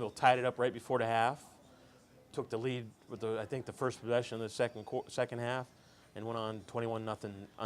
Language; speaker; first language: English; native; English